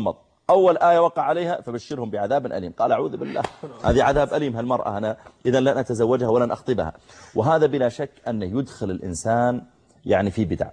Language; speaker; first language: Arabic; native; Arabic